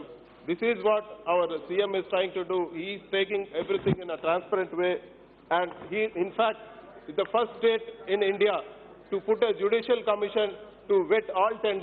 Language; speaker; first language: English; non-native, local second language; Telugu